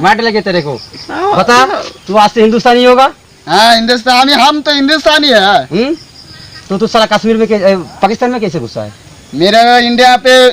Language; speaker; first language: Hindi; non-native, local second language; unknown